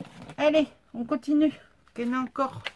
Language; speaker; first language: French; native; French